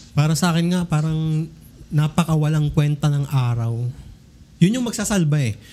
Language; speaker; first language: Filipino; native; Filipino